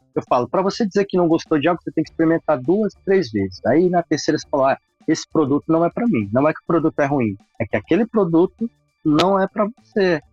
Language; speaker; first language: Portuguese; native; Portuguese